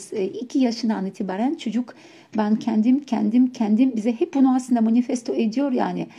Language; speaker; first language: Turkish; non-native, fluent; Russian